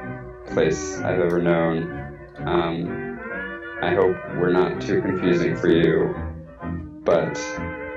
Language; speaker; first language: English; early bilingual, other home language; Spanish